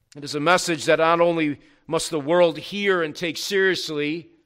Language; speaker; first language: English; native; English